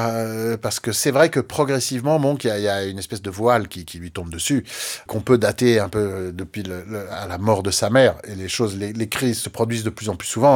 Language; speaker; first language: French; native; French